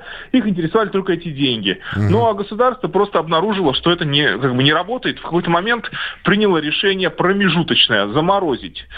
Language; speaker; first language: Russian; native; Russian